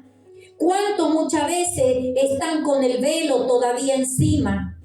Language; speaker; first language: Spanish; native; Spanish